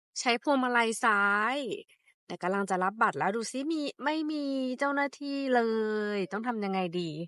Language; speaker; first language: Thai; native; Thai